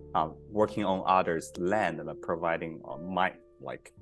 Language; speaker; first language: English; non-native, fluent; Chinese